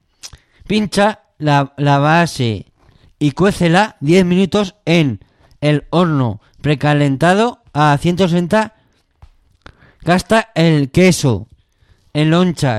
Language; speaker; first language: Spanish; native; Spanish